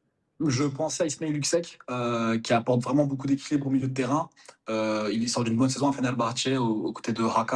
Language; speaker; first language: French; early bilingual, other home language; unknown